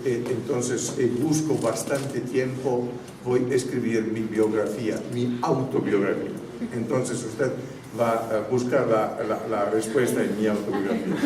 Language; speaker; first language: Spanish; non-native, fluent; Italian